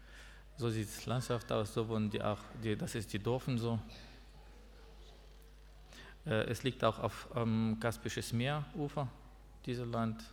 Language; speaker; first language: German; non-native, learner; Russian